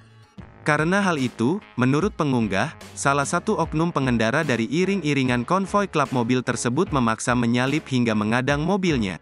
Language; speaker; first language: Indonesian; native; Indonesian